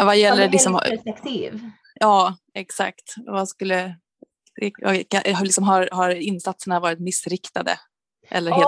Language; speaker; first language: Swedish; native; Swedish